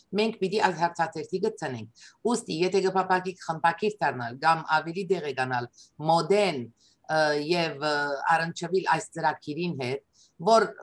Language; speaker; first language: Armenian; native; Armenian